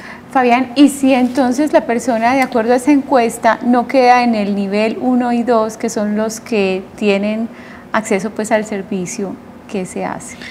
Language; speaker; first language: Spanish; native; Spanish